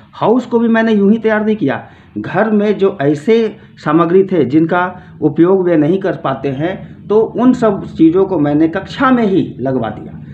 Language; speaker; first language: Hindi; native; Hindi